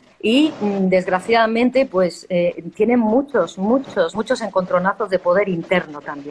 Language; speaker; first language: Spanish; native; Spanish